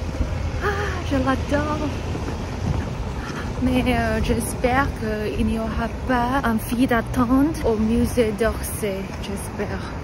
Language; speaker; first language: French; non-native, learner; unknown